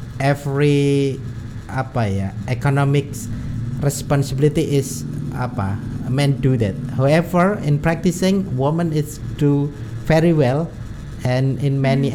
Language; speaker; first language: English; non-native, learner; Indonesian